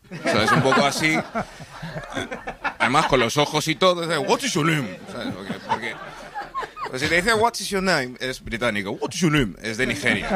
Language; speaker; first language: Spanish; early bilingual, other home language; English